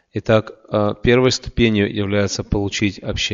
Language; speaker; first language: Russian; native; Russian